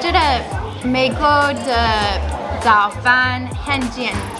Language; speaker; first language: Chinese; non-native, learner; English